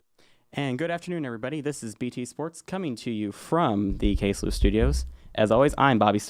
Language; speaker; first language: English; native; English